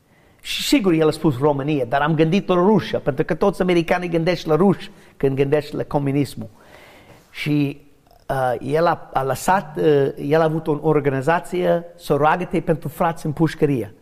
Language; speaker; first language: Romanian; non-native, learner; English